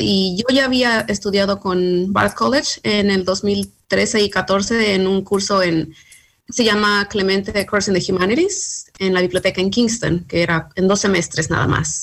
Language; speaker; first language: Spanish; early bilingual, heritage; Spanish